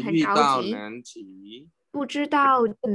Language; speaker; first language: Chinese; non-native, learner; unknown